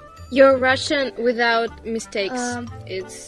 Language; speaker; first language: English; non-native, learner; Russian